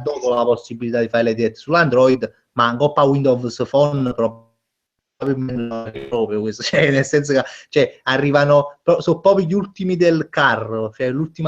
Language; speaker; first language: Italian; native; Italian